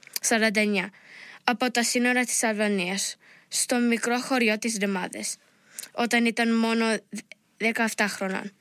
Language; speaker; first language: Greek; early bilingual, heritage; Greek